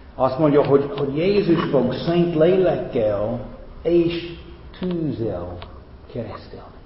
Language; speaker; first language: Hungarian; non-native, fluent; English